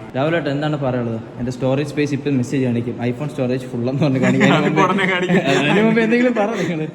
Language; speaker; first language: Malayalam; early bilingual, heritage; Malayalam